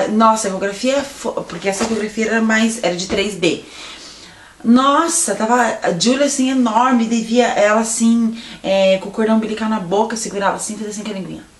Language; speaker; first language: Portuguese; native; Portuguese